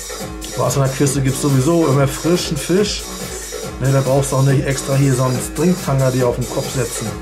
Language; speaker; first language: German; native; German